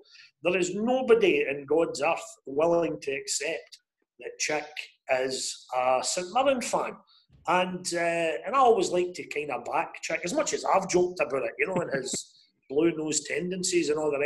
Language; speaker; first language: English; native; English